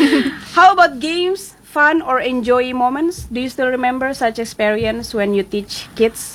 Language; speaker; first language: English; non-native, fluent; Indonesian